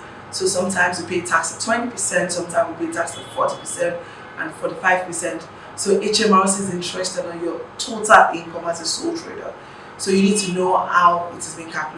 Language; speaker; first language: English; non-native, local second language; Yoruba